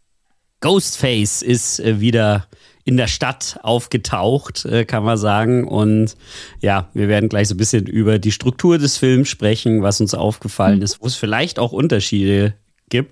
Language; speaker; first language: German; native; German